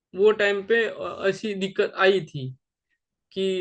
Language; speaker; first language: Hindi; non-native, local second language; Marathi